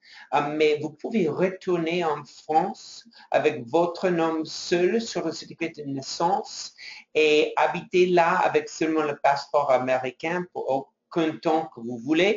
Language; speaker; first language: French; non-native, fluent; English